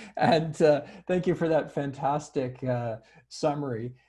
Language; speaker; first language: English; native; English